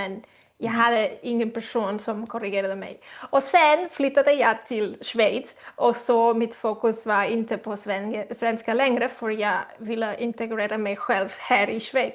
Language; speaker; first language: Swedish; non-native, learner; Spanish